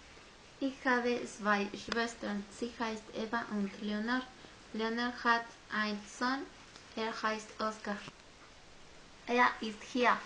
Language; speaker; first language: German; non-native, learner; Spanish